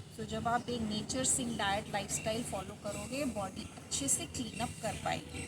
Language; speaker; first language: Hindi; native; Hindi